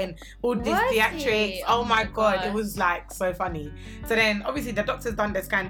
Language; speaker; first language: English; native; English